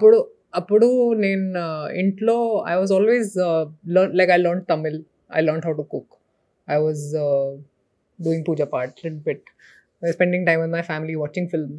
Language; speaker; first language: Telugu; non-native, local second language; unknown